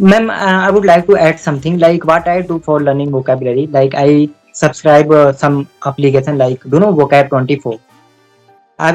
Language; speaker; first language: English; non-native, local second language; Hindi